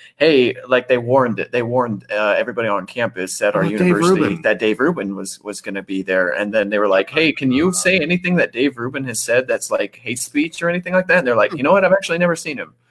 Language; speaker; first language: English; early bilingual, other home language; German